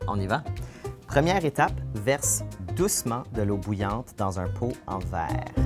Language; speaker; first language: French; native; French